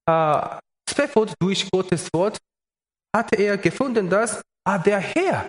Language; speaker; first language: German; non-native, learner; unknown